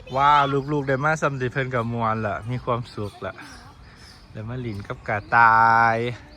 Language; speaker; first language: Thai; native; Thai